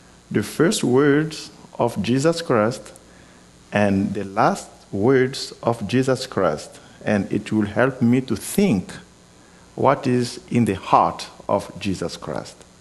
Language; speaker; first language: English; non-native, fluent; Lingala